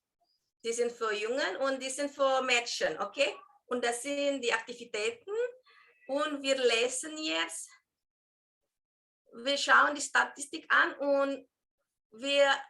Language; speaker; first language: German; non-native, fluent; Indonesian